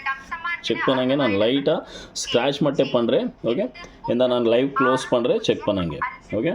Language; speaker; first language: Tamil; non-native, learner; Kannada